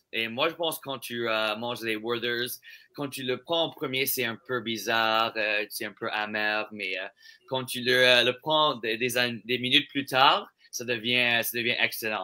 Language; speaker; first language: French; non-native, local second language; English